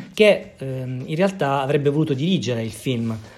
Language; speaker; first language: Italian; native; Italian